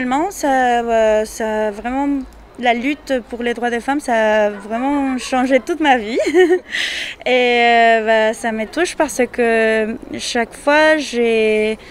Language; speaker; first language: French; non-native, fluent; Spanish